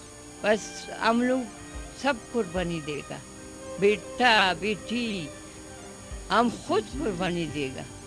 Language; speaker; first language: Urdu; non-native, local second language; Hazaragi